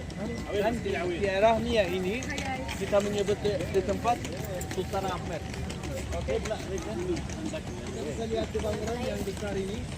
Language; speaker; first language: Indonesian; non-native, fluent; Turkish